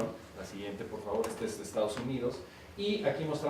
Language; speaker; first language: Spanish; native; Spanish